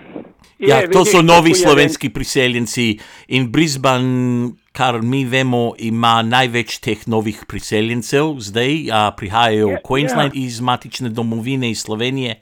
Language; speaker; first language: Slovenian; non-native, local second language; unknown